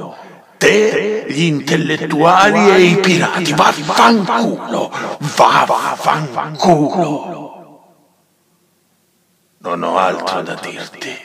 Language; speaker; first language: Italian; native; Italian